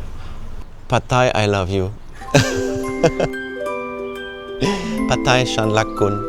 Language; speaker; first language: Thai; non-native, learner; German